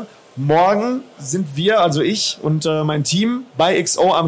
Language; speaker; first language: German; native; German